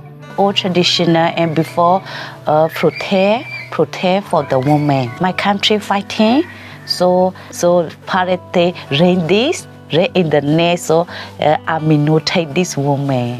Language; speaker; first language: English; non-native, learner; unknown